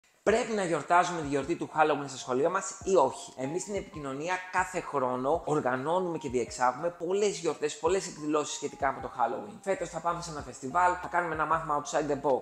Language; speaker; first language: Greek; native; Greek